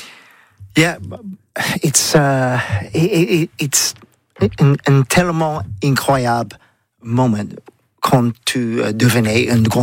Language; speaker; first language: French; non-native, learner; English